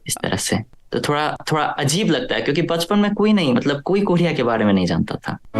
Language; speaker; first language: Hindi; early bilingual, other home language; Korean